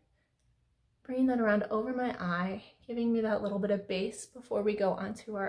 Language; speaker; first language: English; native; English